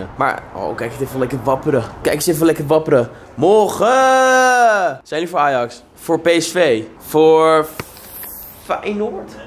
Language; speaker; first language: Dutch; native; Dutch